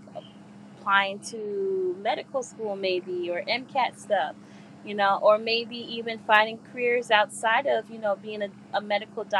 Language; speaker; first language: English; native; English